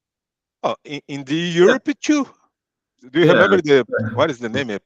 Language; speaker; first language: English; non-native, learner; Portuguese